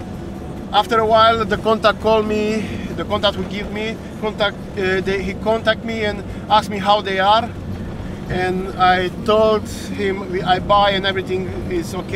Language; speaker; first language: English; non-native, learner; Romanian